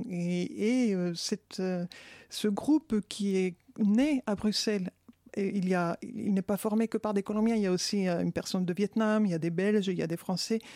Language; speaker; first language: French; non-native, fluent; Spanish